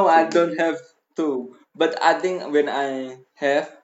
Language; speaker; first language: English; non-native, learner; Indonesian